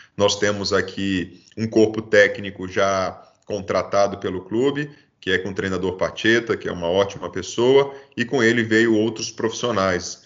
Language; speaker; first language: Portuguese; native; Portuguese